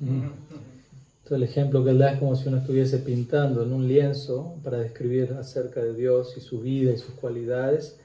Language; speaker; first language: Spanish; native; Spanish